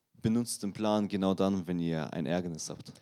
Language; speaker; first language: German; non-native, learner; Russian